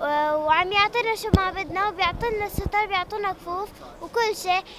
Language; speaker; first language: Arabic; native; Arabic